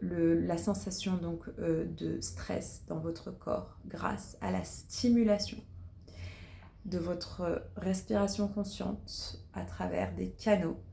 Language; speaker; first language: French; native; French